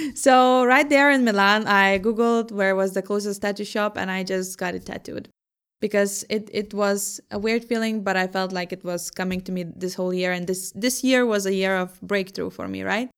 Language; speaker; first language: English; non-native, fluent; Lithuanian